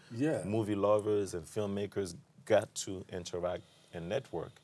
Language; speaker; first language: English; non-native, fluent; French